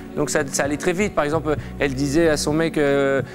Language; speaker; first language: French; native; French